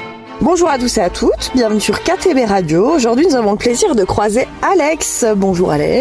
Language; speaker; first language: French; native; French